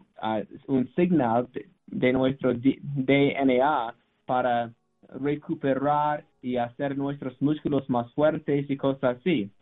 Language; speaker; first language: Spanish; non-native, learner; English